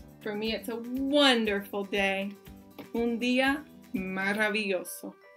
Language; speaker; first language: English; native; English